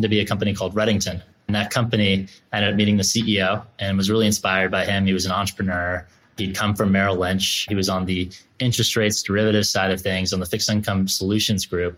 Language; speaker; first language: English; native; English